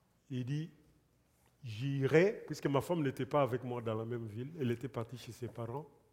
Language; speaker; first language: French; non-native, local second language; Lingala